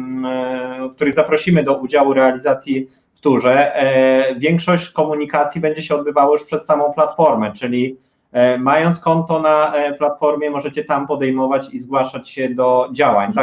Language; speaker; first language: Polish; native; Polish